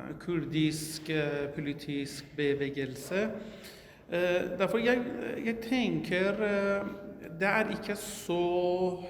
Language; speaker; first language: Norwegian; non-native, learner; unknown